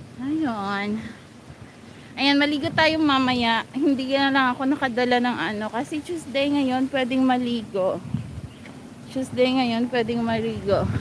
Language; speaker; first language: Filipino; native; Filipino